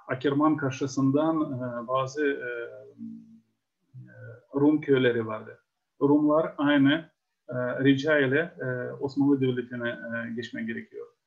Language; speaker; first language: Turkish; non-native, fluent; Ukrainian